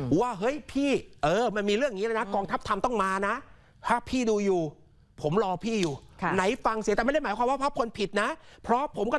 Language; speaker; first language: Thai; native; Thai